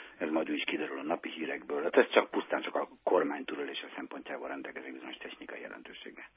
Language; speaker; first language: Hungarian; native; Hungarian